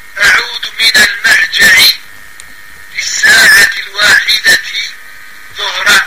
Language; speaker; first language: Arabic; non-native, fluent; French